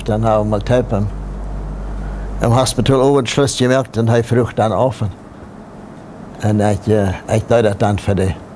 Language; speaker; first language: German; non-native, local second language; Plautdietsch